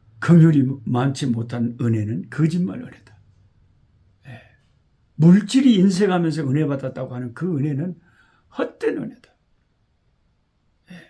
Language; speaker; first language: Korean; native; Korean